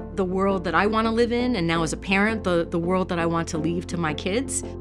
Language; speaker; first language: English; native; English